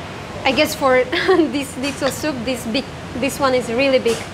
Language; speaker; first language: English; non-native, fluent; Kazakh